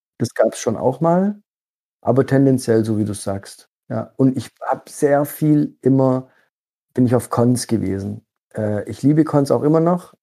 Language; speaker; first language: German; early bilingual, other home language; Italian